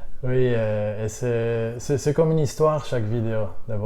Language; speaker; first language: French; non-native, learner; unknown